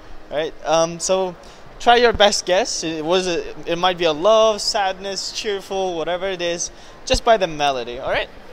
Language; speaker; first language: English; non-native, fluent; Turkmen